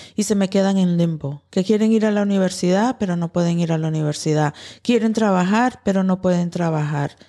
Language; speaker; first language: Spanish; early bilingual, heritage; Spanish